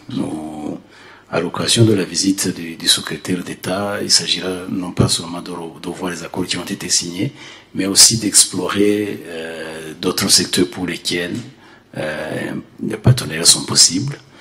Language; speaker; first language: French; non-native, local second language; Kinyarwanda